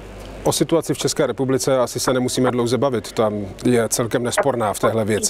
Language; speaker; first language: Czech; native; Czech